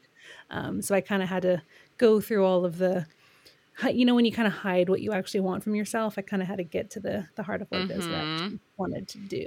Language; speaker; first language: English; native; English